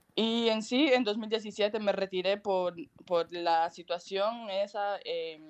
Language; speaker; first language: Spanish; native; Spanish